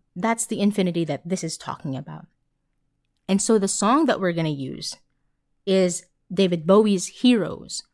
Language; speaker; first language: English; non-native, local second language; Filipino